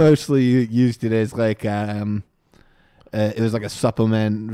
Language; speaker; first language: English; native; English